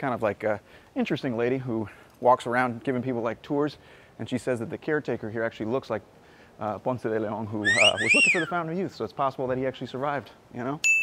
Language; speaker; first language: English; early bilingual, other home language; Spanish